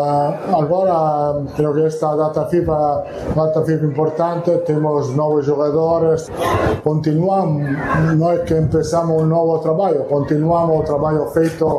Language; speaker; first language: Portuguese; non-native, fluent; Italian